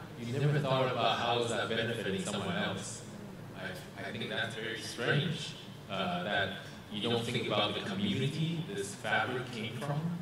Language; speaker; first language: English; non-native, fluent; Chinese